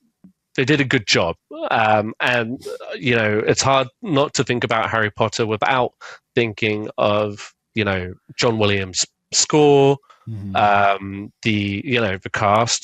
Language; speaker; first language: English; native; English